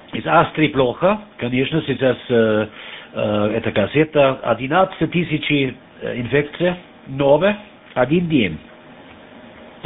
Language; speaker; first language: Russian; non-native, learner; German